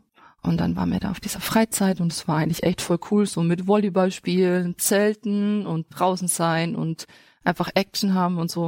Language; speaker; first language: German; native; German